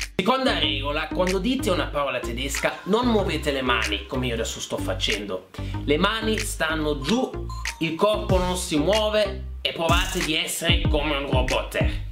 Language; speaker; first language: Italian; non-native, fluent; German